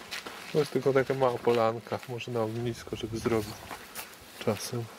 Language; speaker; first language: Polish; native; Polish